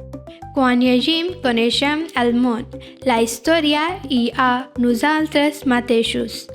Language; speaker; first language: Catalan; non-native, learner; Urdu